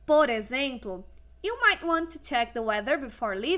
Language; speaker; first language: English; non-native, fluent; Portuguese